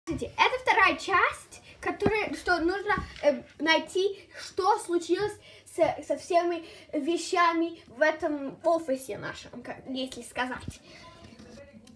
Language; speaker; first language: Russian; early bilingual, heritage; Russian